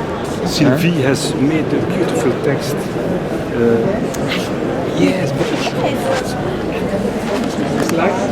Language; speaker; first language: English; non-native, learner; French